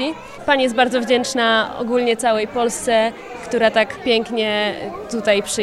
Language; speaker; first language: Polish; non-native, local second language; Ukrainian